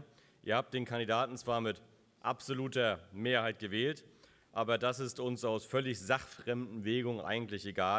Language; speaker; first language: German; native; German